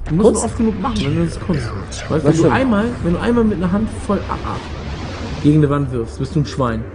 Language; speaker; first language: German; native; German